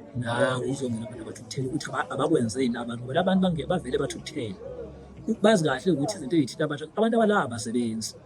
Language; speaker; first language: Zulu; native; Zulu